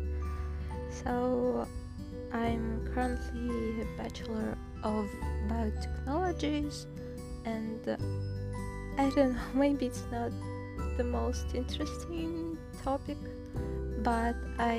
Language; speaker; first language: English; non-native, fluent; Russian